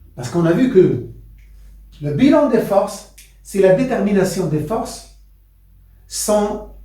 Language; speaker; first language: French; non-native, local second language; Arabic